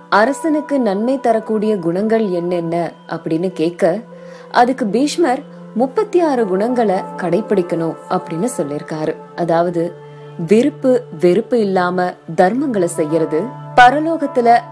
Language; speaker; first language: Tamil; native; Tamil